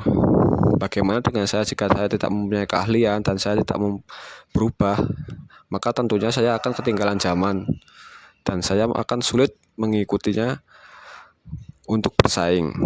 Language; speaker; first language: Indonesian; native; Indonesian